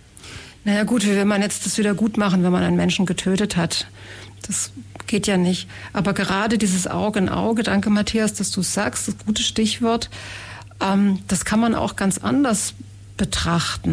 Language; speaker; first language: German; native; German